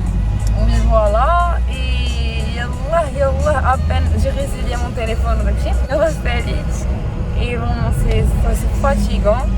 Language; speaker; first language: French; non-native, local second language; Arabic